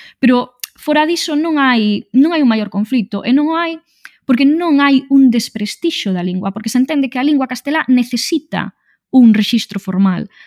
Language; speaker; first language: Galician; native; Galician